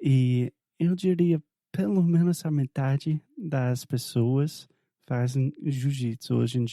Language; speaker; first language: Portuguese; non-native, fluent; English